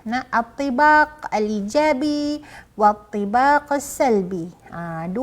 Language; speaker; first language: Arabic; non-native, fluent; Malay